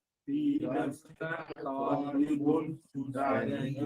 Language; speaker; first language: Arabic; non-native, learner; English